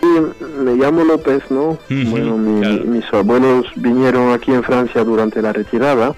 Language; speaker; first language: Spanish; early bilingual, heritage; French